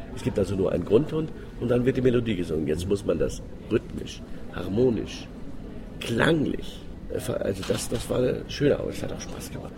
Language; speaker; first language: German; non-native, fluent; Greek